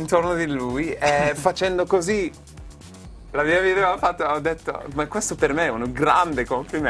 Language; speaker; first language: Italian; non-native, fluent; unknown